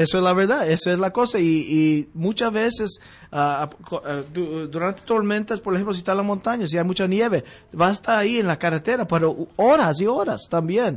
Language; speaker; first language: Spanish; early bilingual, heritage; Spanish